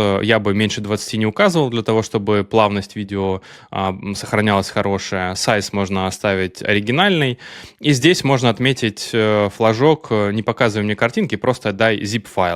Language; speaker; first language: Russian; native; Russian